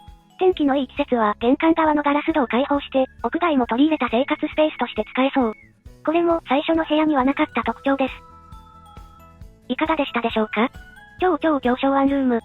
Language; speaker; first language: Japanese; native; Japanese